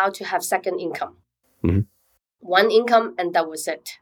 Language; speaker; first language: English; non-native, local second language; Cantonese